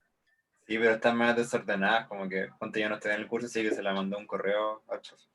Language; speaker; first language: Spanish; native; Spanish